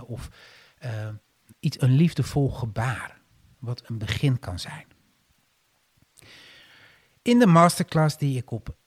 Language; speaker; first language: Dutch; native; Dutch